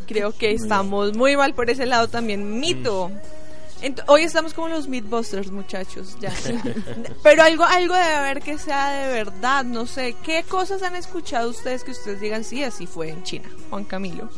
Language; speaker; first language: Spanish; native; Spanish